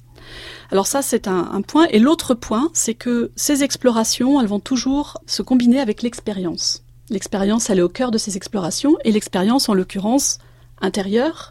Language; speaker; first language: French; native; French